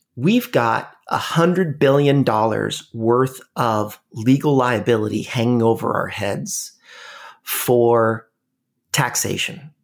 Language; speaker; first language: English; native; English